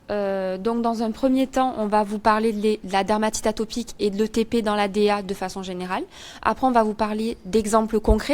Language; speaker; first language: French; native; French